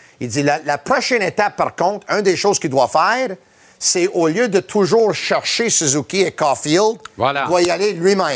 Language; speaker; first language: French; native; French